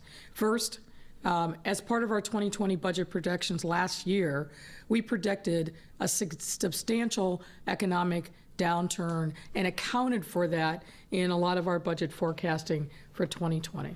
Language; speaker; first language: English; native; English